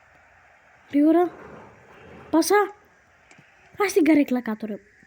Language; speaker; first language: Greek; native; Greek